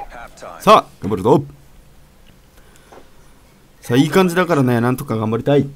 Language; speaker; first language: Japanese; native; Japanese